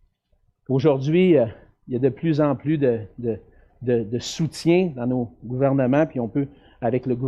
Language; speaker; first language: French; native; French